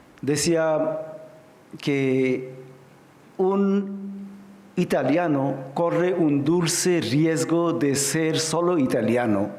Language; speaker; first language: Spanish; non-native, fluent; Bangla